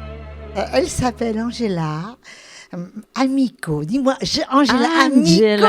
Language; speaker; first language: French; native; French